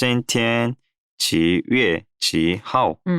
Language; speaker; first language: Chinese; non-native, learner; Korean